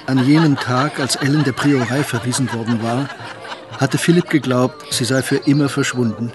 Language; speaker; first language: German; native; German